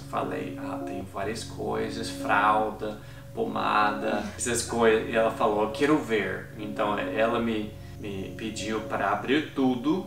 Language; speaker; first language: Portuguese; non-native, fluent; English